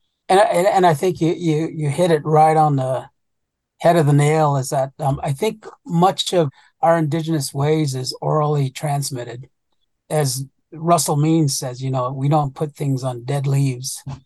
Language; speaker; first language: English; early bilingual, other home language; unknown